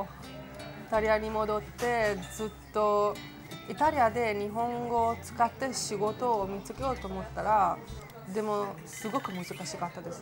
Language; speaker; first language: Japanese; non-native, fluent; Italian